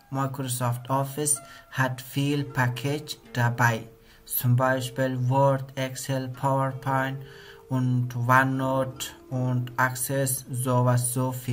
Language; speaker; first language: German; non-native, learner; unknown